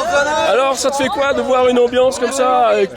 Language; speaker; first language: French; native; French